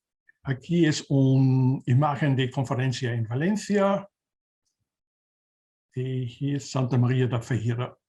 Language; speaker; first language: Spanish; non-native, learner; German